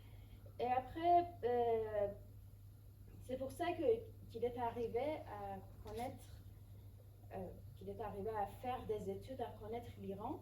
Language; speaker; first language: French; non-native, fluent; Persian